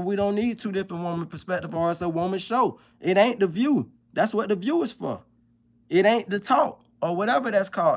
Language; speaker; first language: English; native; English